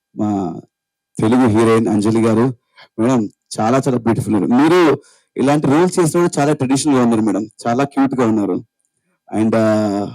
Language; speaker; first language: Telugu; native; Telugu